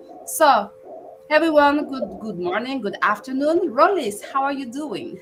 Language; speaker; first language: English; non-native, fluent; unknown